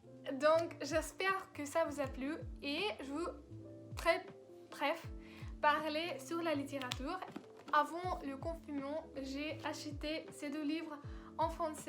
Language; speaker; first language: French; non-native, learner; Russian